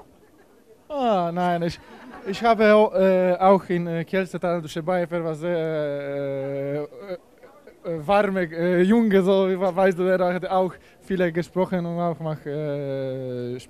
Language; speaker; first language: German; non-native, learner; Polish